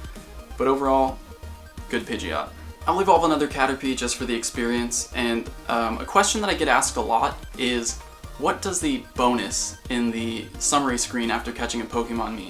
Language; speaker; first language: English; native; English